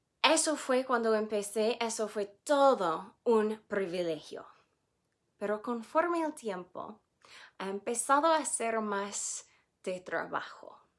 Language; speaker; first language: Spanish; non-native, fluent; English